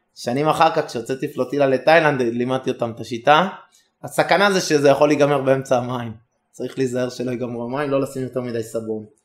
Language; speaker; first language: Hebrew; native; Hebrew